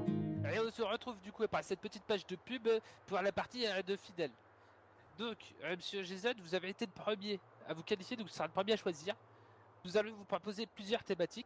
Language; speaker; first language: French; native; French